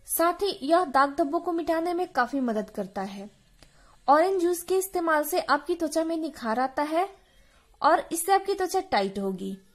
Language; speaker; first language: Hindi; native; Hindi